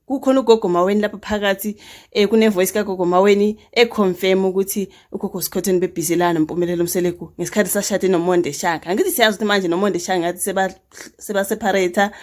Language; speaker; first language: Zulu; native; Zulu